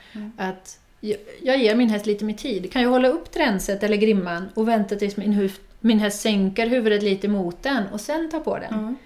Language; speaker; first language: Swedish; non-native, fluent; Dutch